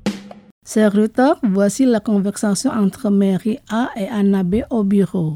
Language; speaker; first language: French; non-native, fluent; Indonesian